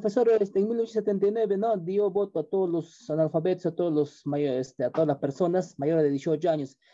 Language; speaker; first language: Spanish; native; Spanish